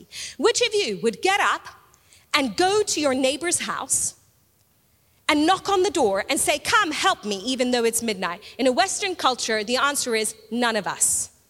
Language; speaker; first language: English; native; English